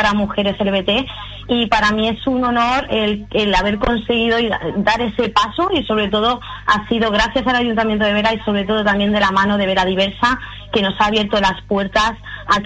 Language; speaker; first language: Spanish; native; Spanish